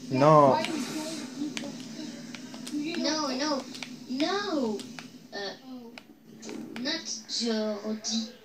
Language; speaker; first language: English; non-native, learner; Spanish